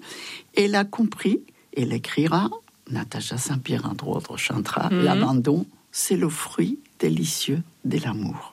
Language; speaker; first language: French; non-native, fluent; Spanish